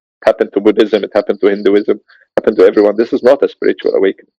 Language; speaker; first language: English; non-native, fluent; Arabic